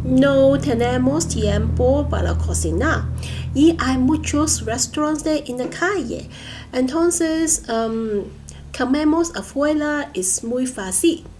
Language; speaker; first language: Spanish; non-native, learner; Cantonese